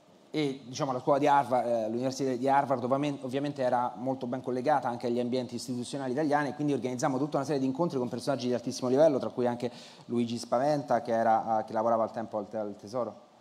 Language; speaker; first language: Italian; native; Italian